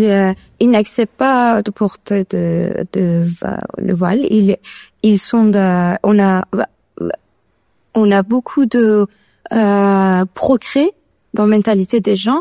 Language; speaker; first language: French; non-native, learner; Persian